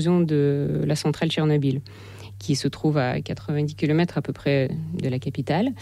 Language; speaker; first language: French; non-native, fluent; Russian